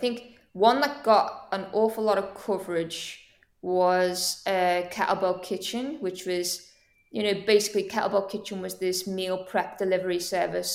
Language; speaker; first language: English; native; English